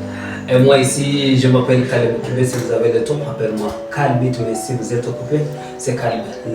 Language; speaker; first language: French; non-native, learner; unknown